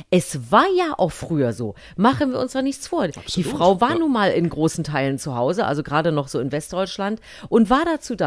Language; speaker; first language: German; native; German